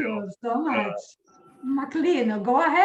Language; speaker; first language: English; non-native, learner; Portuguese